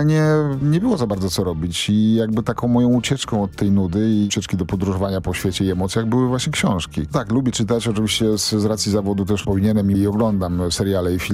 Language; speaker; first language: Polish; native; Polish